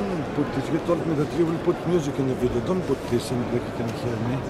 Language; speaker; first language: English; non-native, learner; Greek